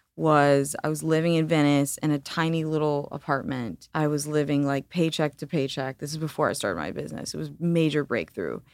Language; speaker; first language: English; native; English